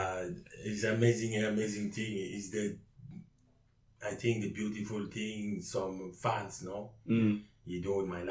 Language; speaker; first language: English; non-native, learner; French